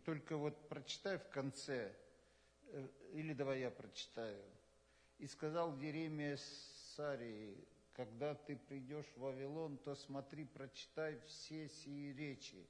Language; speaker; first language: Russian; native; Russian